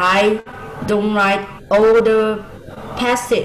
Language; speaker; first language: English; non-native, learner; Vietnamese